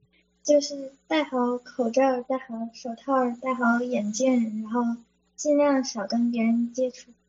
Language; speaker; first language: Chinese; early bilingual, other home language; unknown